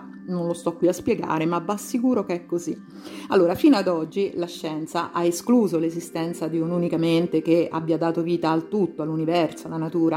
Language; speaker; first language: Italian; native; Italian